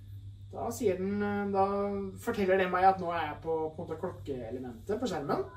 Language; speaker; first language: Norwegian; native; Norwegian